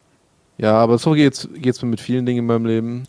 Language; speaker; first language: German; native; German